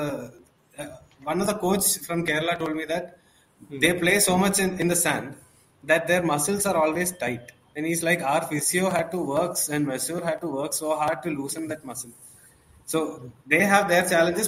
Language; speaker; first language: English; non-native, local second language; Malayalam